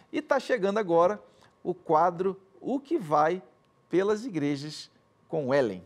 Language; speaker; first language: Portuguese; native; Portuguese